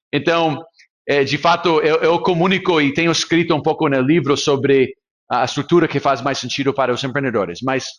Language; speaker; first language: Portuguese; non-native, fluent; English